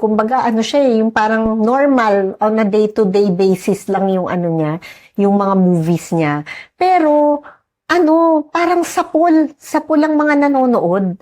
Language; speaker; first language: Filipino; native; Filipino